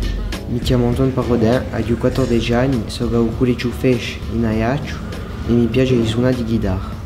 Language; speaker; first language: Italian; non-native, learner; French